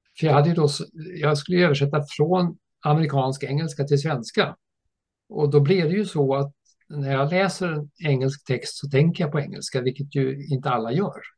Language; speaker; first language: Swedish; early bilingual, other home language; English